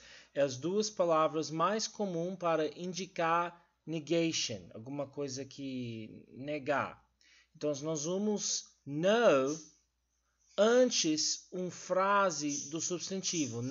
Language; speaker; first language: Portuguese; non-native, learner; English